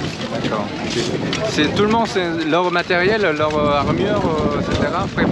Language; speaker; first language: French; non-native, learner; Korean